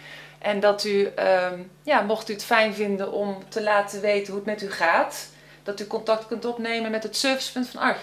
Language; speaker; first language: Dutch; native; Dutch